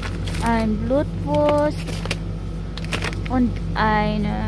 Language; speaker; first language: German; non-native, learner; Filipino